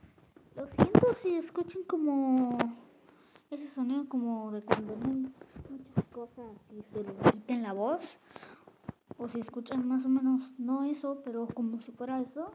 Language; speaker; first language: Spanish; early bilingual, other home language; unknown